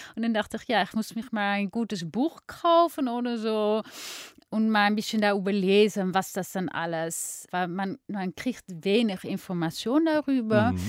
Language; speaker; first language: German; non-native, fluent; Dutch